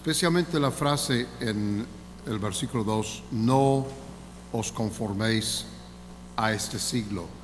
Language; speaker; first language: Spanish; non-native, fluent; English